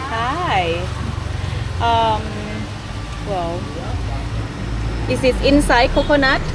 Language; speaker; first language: English; non-native, learner; Thai